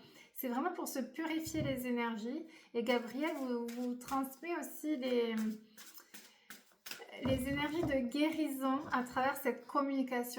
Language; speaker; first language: French; native; French